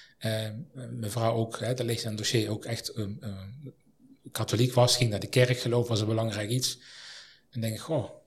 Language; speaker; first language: Dutch; native; Dutch